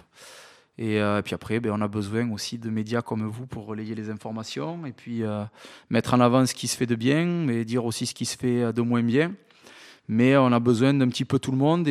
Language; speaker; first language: French; native; French